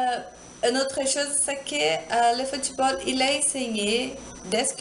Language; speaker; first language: French; non-native, learner; Portuguese